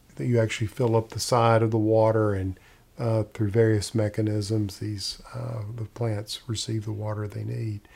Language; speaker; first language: English; native; English